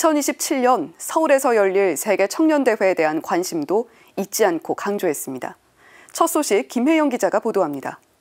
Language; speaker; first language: Korean; native; Korean